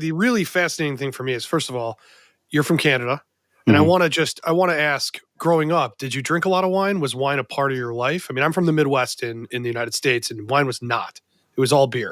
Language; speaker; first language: English; native; English